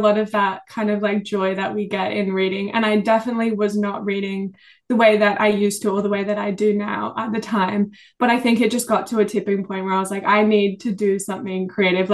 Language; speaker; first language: English; native; English